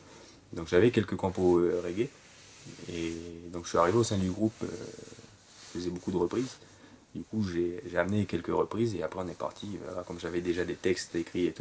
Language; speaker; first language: French; native; French